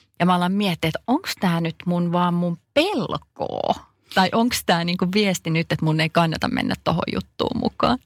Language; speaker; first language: Finnish; native; Finnish